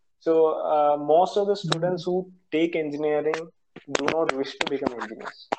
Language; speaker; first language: English; non-native, local second language; Malayalam